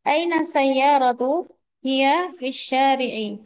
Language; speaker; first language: Arabic; non-native, fluent; Indonesian